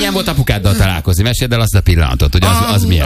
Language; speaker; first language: Hungarian; native; Hungarian